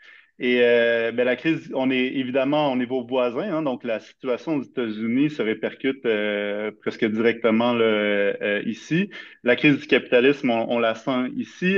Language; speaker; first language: French; native; French